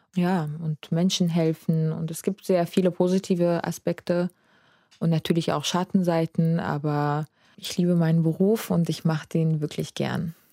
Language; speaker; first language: German; non-native, fluent; Azerbaijani